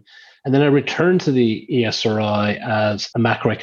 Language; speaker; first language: English; native; English